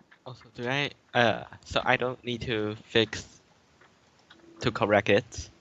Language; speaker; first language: English; non-native, learner; Chinese